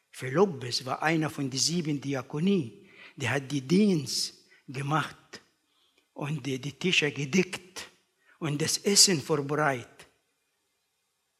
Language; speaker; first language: German; non-native, learner; Arabic